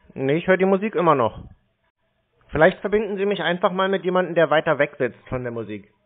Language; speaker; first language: German; native; German